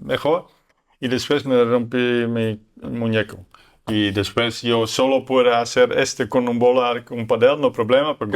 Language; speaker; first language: Spanish; non-native, learner; Dutch